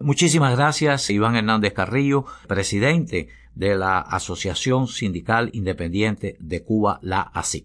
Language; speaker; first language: Spanish; native; Spanish